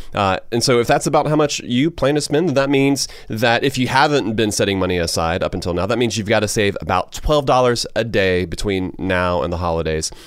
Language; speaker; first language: English; native; English